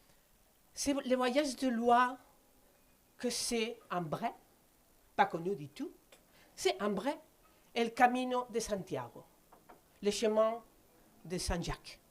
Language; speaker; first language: French; non-native, fluent; Spanish